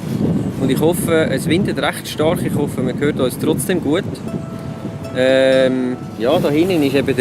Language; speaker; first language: German; native; German